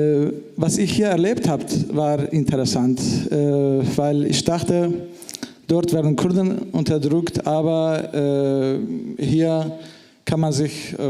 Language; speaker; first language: German; non-native, fluent; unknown